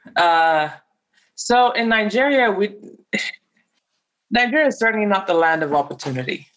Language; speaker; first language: English; non-native, local second language; Yoruba